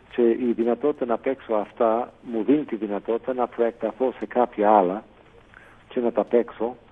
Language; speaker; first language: Greek; non-native, fluent; English